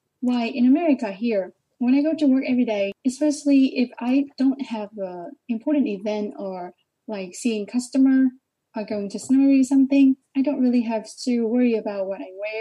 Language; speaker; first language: English; non-native, learner; Vietnamese